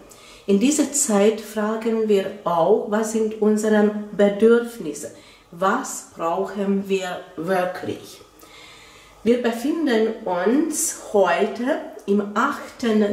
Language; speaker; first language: German; non-native, fluent; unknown